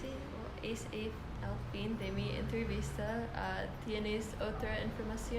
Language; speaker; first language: Spanish; non-native, learner; English